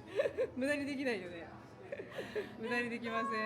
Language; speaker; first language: Japanese; native; Japanese